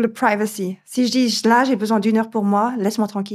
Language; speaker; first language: French; native; French